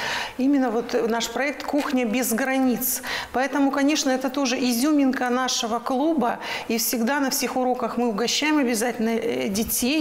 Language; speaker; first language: Russian; native; Russian